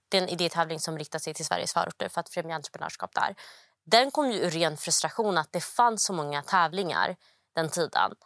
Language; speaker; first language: Swedish; early bilingual, other home language; Somali